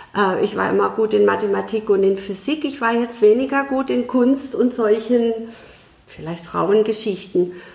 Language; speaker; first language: German; native; German